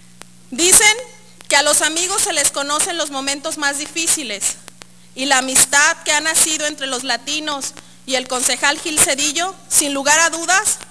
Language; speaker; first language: Spanish; native; Spanish